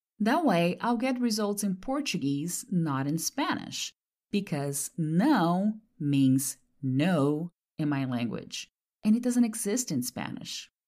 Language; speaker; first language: English; non-native, fluent; Portuguese